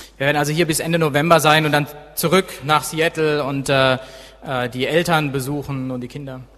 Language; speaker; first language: German; native; German